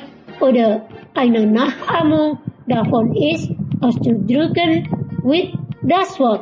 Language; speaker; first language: German; non-native, learner; Indonesian